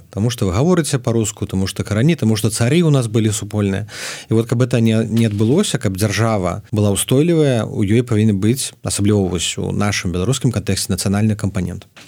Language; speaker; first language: Belarusian; native; Belarusian